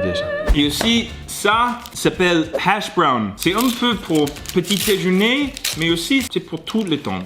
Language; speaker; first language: French; non-native, learner; English